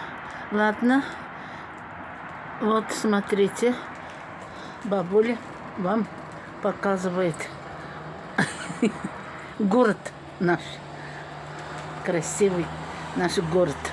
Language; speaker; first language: Russian; non-native, local second language; Tatar